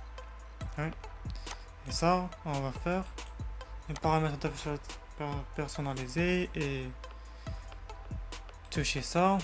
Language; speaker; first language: French; non-native, learner; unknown